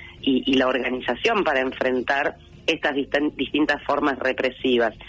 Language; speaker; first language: Spanish; native; Spanish